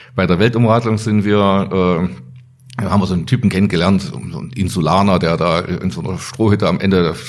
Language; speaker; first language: German; native; German